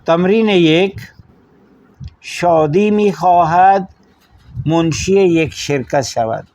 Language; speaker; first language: Persian; non-native, fluent; Urdu